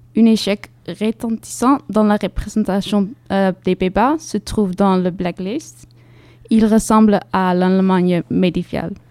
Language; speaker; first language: French; non-native, fluent; Dutch